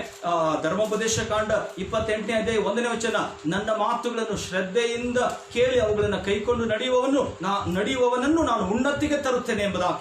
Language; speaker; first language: Kannada; native; Kannada